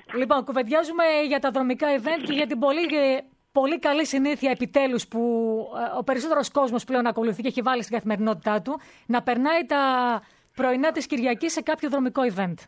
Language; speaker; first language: Greek; native; Greek